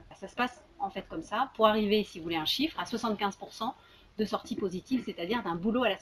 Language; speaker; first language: French; native; French